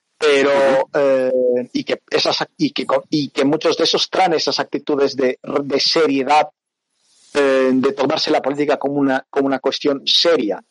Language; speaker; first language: Spanish; early bilingual, other home language; Portuguese